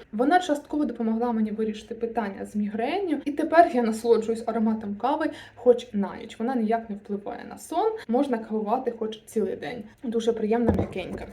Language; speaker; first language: Ukrainian; non-native, local second language; Russian